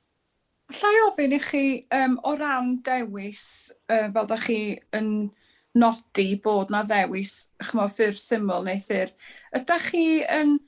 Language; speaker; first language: Welsh; native; Welsh